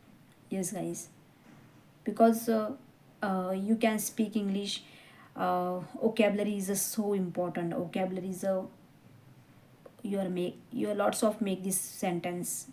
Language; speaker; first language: English; non-native, learner; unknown